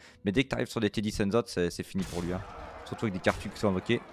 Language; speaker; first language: French; native; French